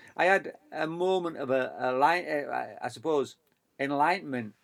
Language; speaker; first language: English; native; English